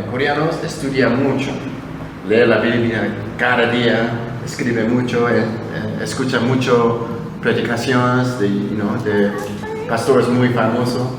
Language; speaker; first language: Spanish; non-native, learner; Korean